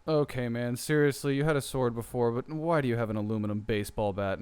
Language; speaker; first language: English; native; English